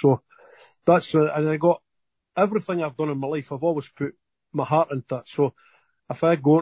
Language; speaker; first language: English; native; English